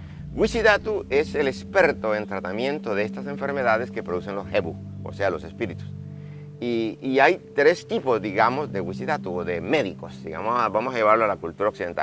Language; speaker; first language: Spanish; native; Spanish